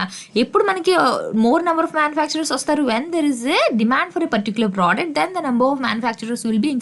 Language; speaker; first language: Telugu; native; Telugu